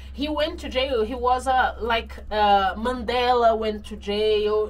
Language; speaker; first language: English; non-native, fluent; Portuguese